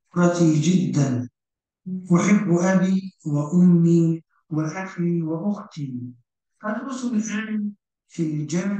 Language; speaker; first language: Arabic; non-native, learner; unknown